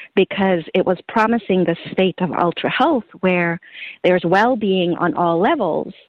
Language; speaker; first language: English; non-native, fluent; German